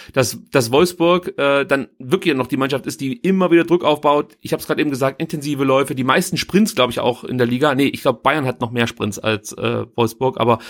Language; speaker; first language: German; native; German